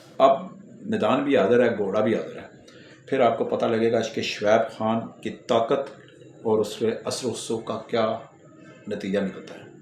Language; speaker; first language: Urdu; non-native, local second language; Pashto